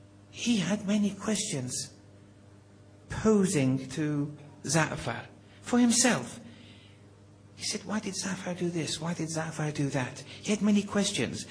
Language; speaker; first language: English; native; English